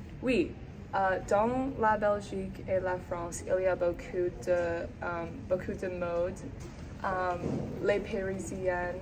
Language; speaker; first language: French; non-native, learner; English